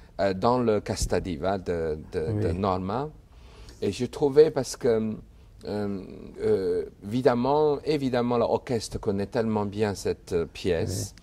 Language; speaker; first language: French; non-native, fluent; Chinese